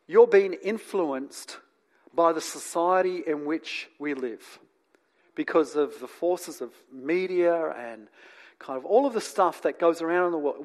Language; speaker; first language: English; native; English